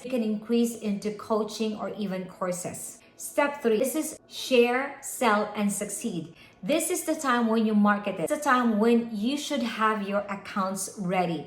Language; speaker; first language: English; non-native, local second language; Filipino